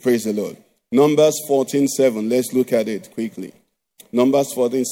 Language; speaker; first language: English; non-native, local second language; Igbo